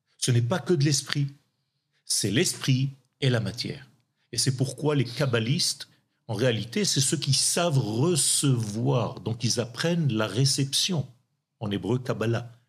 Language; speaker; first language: French; non-native, local second language; Hebrew